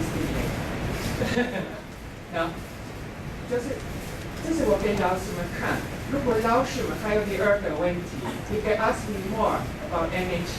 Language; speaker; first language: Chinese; non-native, fluent; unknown